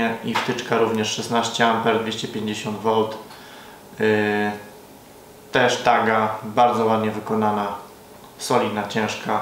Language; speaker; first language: Polish; native; Polish